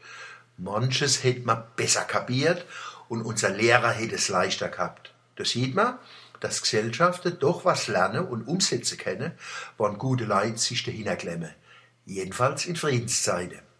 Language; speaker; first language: German; native; German